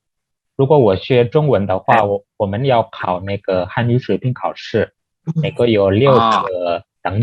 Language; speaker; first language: Chinese; non-native, fluent; Indonesian